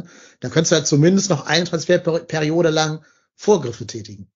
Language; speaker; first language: German; native; German